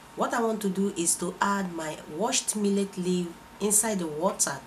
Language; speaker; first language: English; non-native, local second language; Igbo